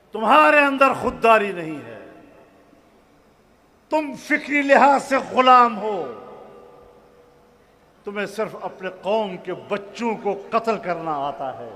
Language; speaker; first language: Urdu; non-native, local second language; Pashto